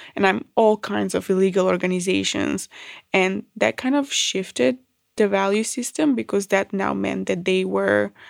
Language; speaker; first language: English; non-native, fluent; Macedonian